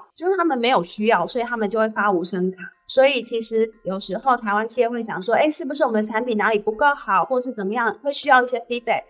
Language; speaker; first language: Chinese; native; Chinese